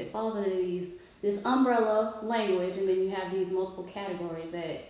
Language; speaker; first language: English; native; English